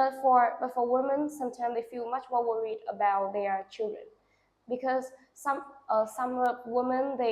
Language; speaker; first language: English; non-native, learner; Vietnamese